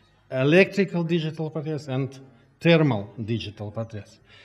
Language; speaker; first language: English; non-native, fluent; Russian